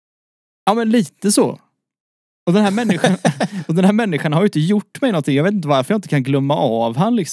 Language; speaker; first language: Swedish; native; Swedish